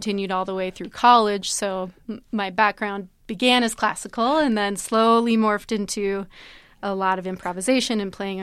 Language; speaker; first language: English; native; English